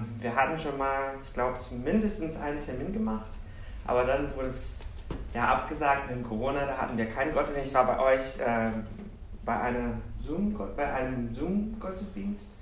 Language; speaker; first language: German; non-native, fluent; Portuguese